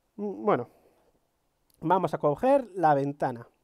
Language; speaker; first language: Spanish; native; Spanish